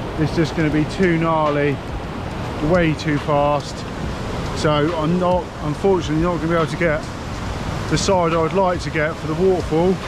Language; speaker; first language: English; native; English